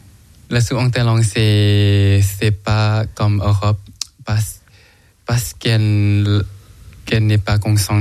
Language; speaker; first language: French; non-native, learner; Thai